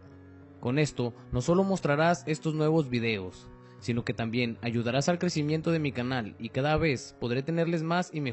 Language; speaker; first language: Spanish; native; Spanish